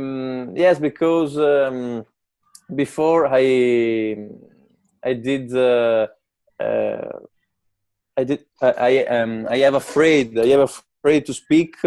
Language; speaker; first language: English; non-native, learner; Italian